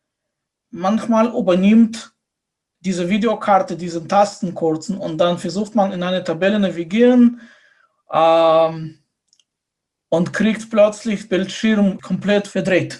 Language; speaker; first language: German; non-native, fluent; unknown